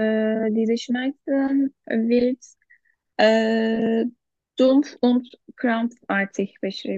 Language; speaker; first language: German; non-native, learner; Turkish